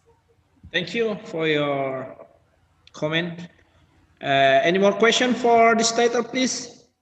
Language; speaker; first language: English; non-native, learner; Indonesian